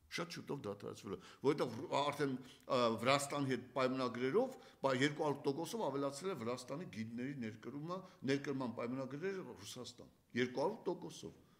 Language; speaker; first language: Armenian; native; Armenian